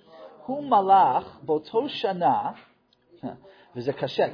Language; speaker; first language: Hebrew; non-native, fluent; English